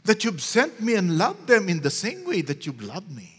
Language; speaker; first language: English; non-native, local second language; Filipino